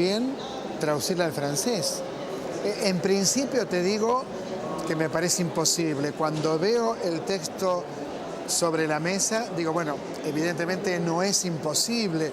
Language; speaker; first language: Spanish; native; Spanish